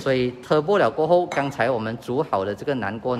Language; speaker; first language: Chinese; native; Chinese